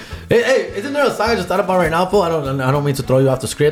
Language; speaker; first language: English; native; English